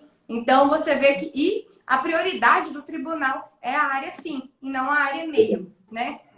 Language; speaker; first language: Portuguese; native; Portuguese